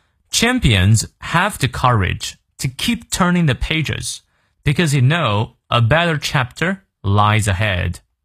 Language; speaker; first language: English; non-native, fluent; Chinese